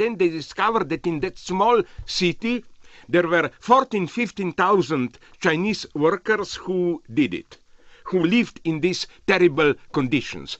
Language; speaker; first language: English; non-native, fluent; Slovenian